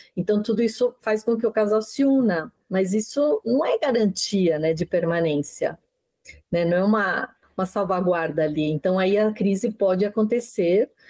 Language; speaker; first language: Portuguese; non-native, fluent; Spanish